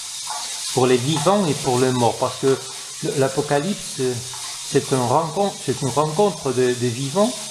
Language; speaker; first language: French; non-native, fluent; Spanish